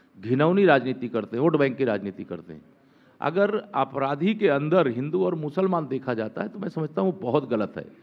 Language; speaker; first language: Hindi; native; Hindi